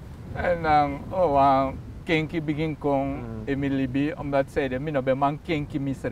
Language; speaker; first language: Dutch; non-native, local second language; Sranan Tongo